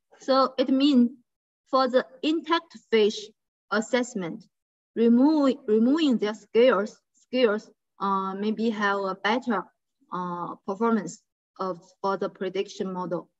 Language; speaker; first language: English; non-native, fluent; Chinese